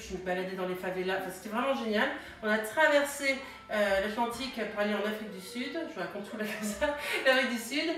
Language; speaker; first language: French; early bilingual, heritage; French